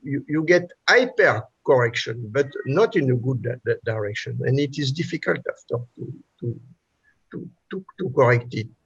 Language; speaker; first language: English; non-native, fluent; French